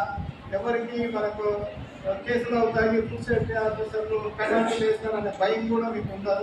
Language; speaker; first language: Telugu; native; Telugu